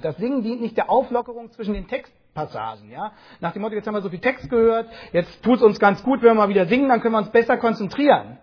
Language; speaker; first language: German; native; German